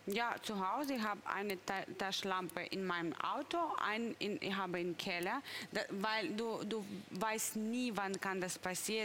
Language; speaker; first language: German; non-native, fluent; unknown